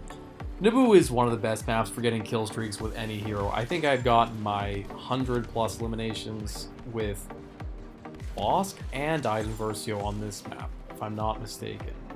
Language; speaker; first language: English; native; English